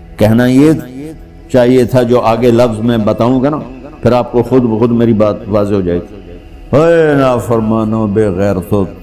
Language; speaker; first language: Urdu; non-native, local second language; Punjabi